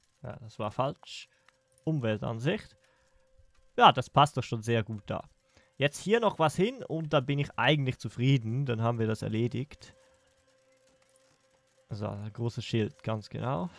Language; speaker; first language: German; native; German